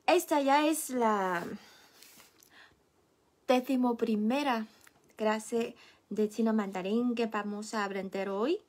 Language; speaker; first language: Spanish; non-native, fluent; Chinese